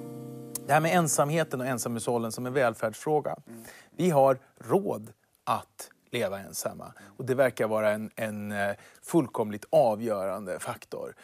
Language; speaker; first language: Swedish; native; Swedish